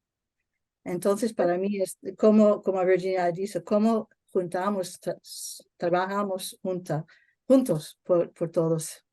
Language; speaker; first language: Spanish; non-native, learner; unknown